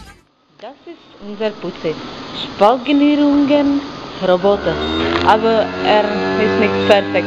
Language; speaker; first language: German; non-native, learner; Czech